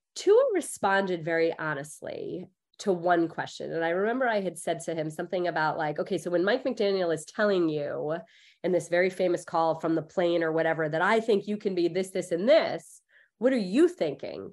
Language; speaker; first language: English; early bilingual, other home language; Hindi